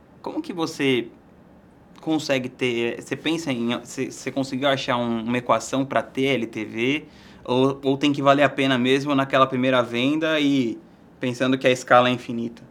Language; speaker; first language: Portuguese; native; Portuguese